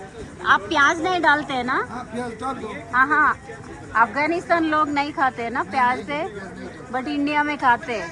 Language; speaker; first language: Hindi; non-native, local second language; Telugu